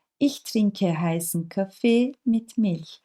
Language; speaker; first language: German; non-native, fluent; Turkish